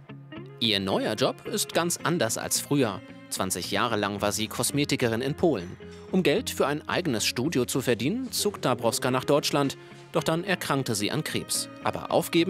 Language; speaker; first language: German; native; German